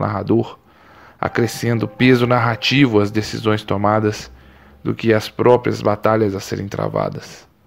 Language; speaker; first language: Portuguese; native; Portuguese